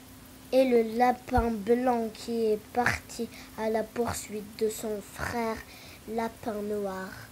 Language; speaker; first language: French; non-native, local second language; Arabic